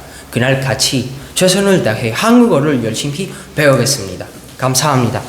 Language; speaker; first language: Korean; non-native, learner; Spanish